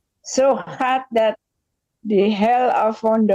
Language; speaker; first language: Dutch; non-native, learner; Indonesian